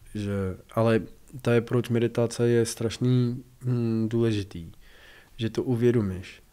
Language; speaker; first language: Czech; non-native, fluent; English